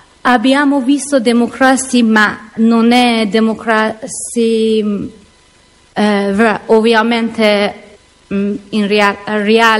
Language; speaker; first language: Italian; non-native, learner; Persian